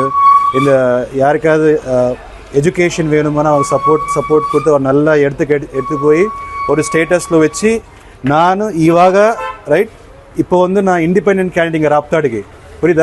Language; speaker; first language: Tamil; non-native, learner; Urdu